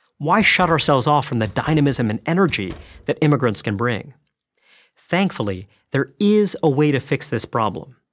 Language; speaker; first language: English; early bilingual, other home language; Bangla